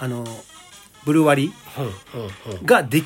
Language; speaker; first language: Japanese; native; Japanese